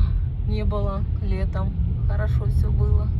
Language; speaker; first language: Russian; native; Russian